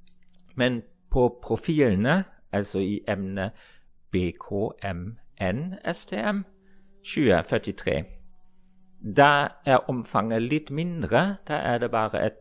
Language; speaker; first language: Norwegian; non-native, fluent; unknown